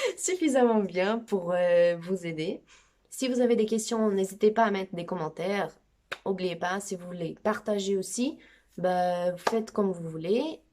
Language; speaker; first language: French; non-native, fluent; Portuguese